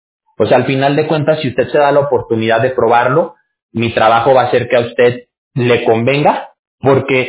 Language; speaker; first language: Spanish; native; Spanish